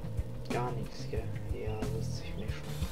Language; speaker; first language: German; native; German